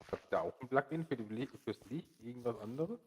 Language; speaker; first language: German; native; German